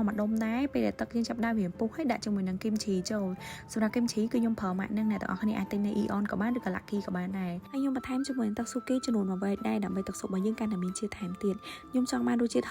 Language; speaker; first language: Khmer; native; Khmer